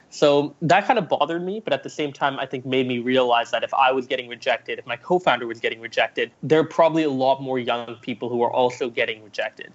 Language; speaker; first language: English; early bilingual, other home language; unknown